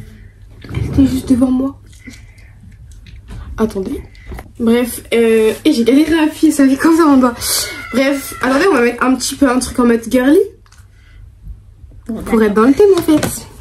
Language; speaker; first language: French; native; French